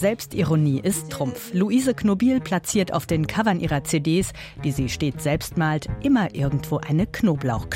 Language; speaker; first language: German; native; German